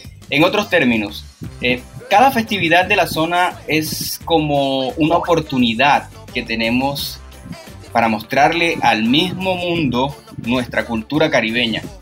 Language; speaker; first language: Spanish; native; Spanish